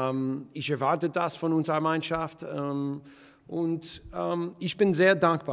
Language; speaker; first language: German; non-native, fluent; English